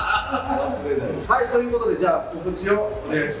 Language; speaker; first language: Japanese; native; Japanese